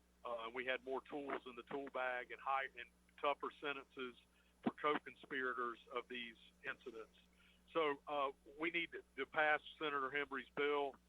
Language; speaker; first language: English; native; English